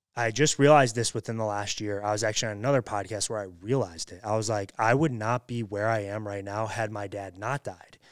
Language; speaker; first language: English; native; English